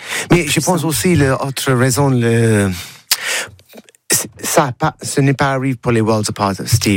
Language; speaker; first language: French; non-native, learner; English